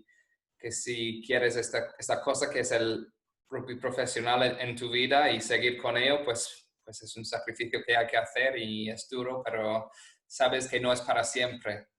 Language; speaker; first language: Spanish; non-native, fluent; English